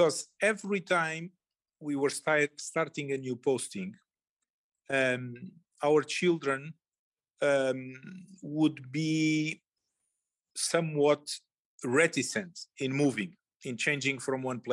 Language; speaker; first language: English; non-native, fluent; Portuguese